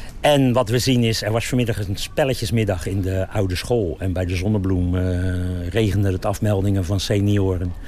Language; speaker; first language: Dutch; native; Dutch